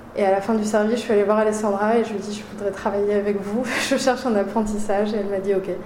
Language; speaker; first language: French; native; French